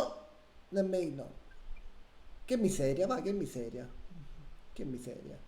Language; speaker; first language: Italian; native; Italian